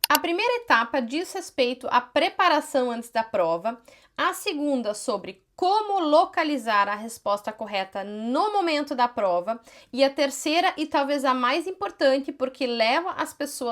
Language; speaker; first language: Portuguese; native; Portuguese